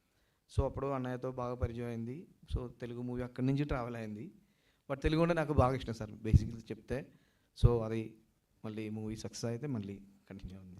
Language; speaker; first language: Telugu; non-native, learner; Malayalam